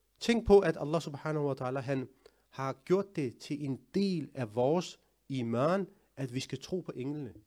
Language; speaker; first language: Danish; early bilingual, other home language; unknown